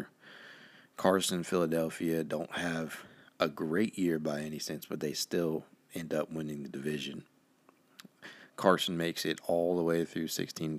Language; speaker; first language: English; native; English